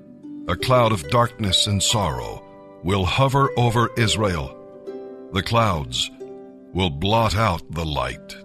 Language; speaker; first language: English; native; English